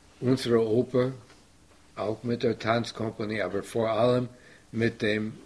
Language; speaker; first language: German; non-native, fluent; English